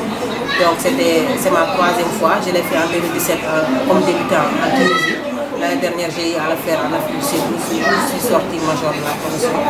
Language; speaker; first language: French; non-native, local second language; Fula